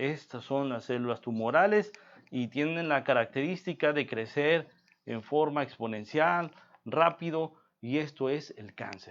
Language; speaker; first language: Spanish; native; Spanish